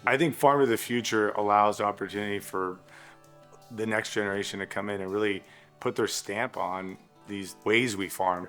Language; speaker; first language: English; native; English